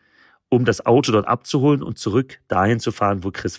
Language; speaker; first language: German; native; German